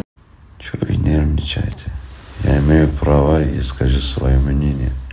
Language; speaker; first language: Russian; non-native, fluent; Persian